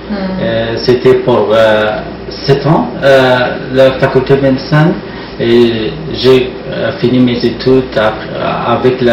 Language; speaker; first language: French; non-native, learner; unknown